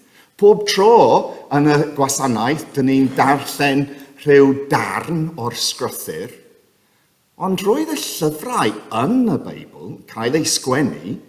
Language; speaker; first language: Welsh; non-native, fluent; English